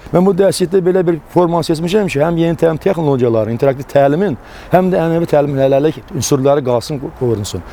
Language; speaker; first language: Azerbaijani; native; Azerbaijani